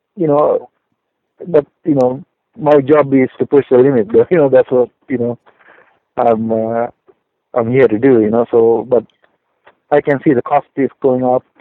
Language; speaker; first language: English; non-native, local second language; Sinhala